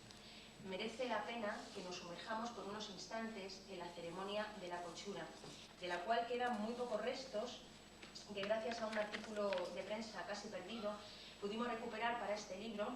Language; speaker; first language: Spanish; native; Spanish